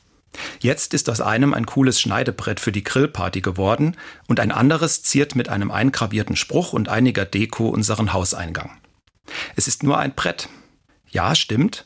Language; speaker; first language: German; native; German